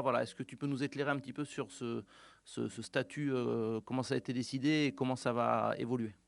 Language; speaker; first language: French; native; French